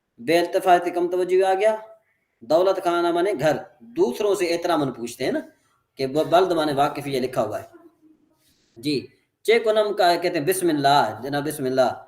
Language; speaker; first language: Urdu; non-native, local second language; Sindhi